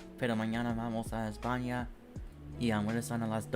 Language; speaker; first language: Spanish; non-native, learner; English